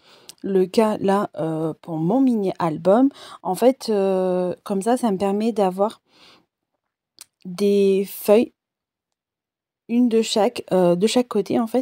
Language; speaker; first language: French; native; French